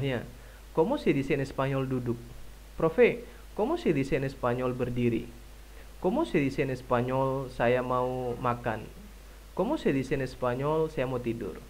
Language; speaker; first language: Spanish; non-native, fluent; Indonesian